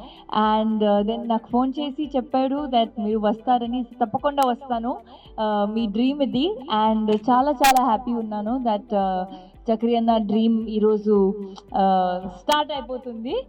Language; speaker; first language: Telugu; non-native, learner; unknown